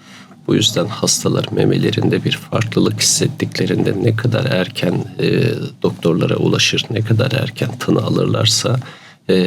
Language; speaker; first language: Turkish; native; Turkish